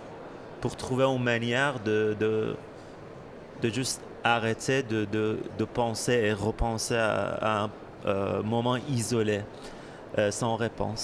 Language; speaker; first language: French; non-native, fluent; Persian